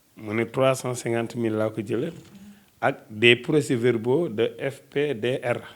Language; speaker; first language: Wolof; native; Wolof